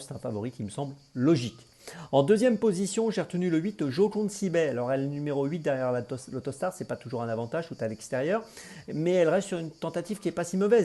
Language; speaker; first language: French; native; French